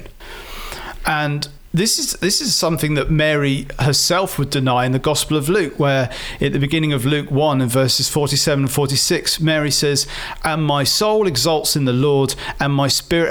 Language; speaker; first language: English; native; English